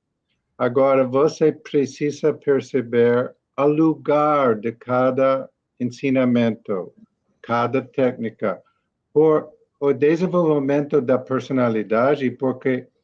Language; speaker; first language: Portuguese; non-native, learner; English